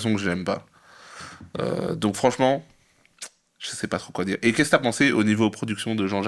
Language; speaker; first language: French; native; French